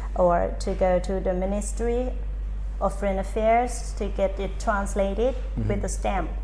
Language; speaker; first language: English; non-native, fluent; Thai